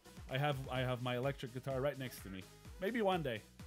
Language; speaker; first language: English; non-native, local second language; French